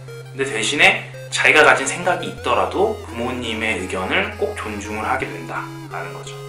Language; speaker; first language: Korean; native; Korean